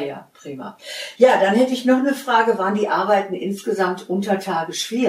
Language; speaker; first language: German; native; German